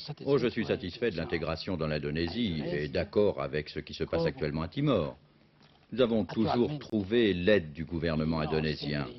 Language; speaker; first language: French; native; French